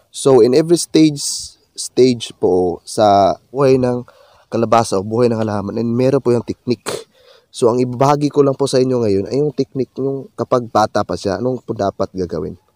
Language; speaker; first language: Filipino; non-native, local second language; Cebuano